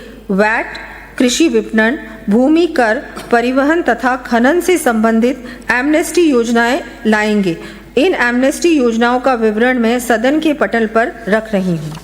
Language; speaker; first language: Hindi; native; Hindi